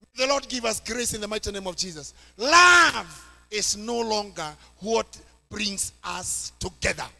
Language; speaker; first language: English; non-native, local second language; Swahili